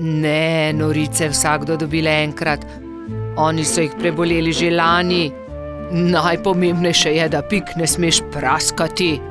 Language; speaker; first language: Slovenian; native; Slovenian